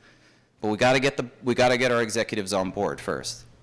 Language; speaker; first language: English; native; English